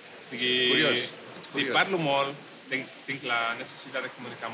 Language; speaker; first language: Catalan; non-native, fluent; Hungarian